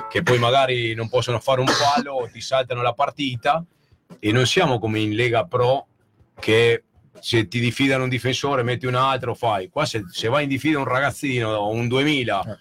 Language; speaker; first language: Italian; non-native, fluent; Spanish